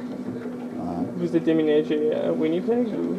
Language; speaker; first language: French; early bilingual, other home language; English